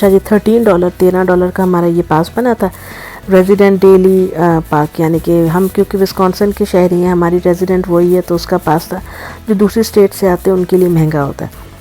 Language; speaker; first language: Urdu; native; Urdu